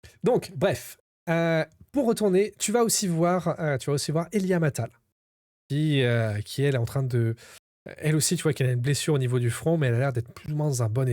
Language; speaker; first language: French; native; French